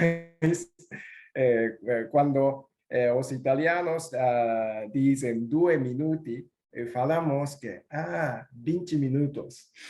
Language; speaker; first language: Portuguese; non-native, learner; Japanese